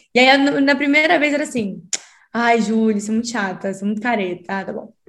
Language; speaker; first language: Portuguese; native; Portuguese